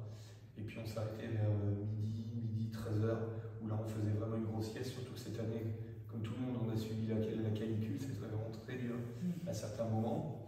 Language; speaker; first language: French; native; French